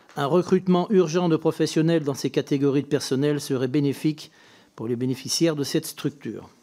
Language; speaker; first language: French; native; French